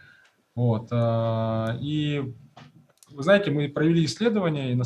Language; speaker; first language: Russian; native; Russian